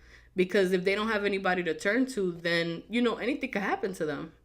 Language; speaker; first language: English; native; English